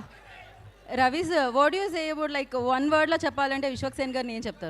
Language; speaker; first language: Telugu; native; Telugu